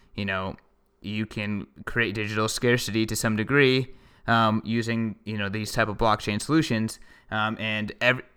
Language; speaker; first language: English; native; English